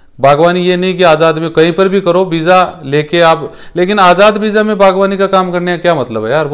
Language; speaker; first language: Hindi; native; Hindi